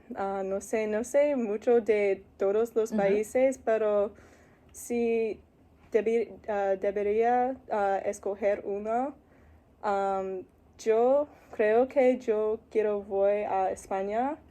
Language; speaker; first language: Spanish; non-native, learner; English